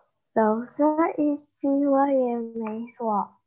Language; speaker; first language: Chinese; non-native, learner; Indonesian